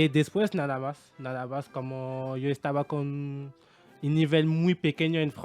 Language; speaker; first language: Spanish; non-native, learner; French